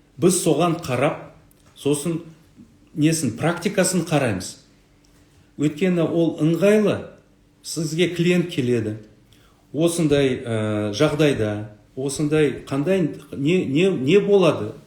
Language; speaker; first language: Kazakh; non-native, local second language; Russian